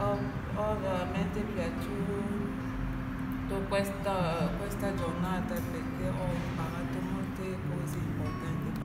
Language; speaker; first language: Italian; non-native, learner; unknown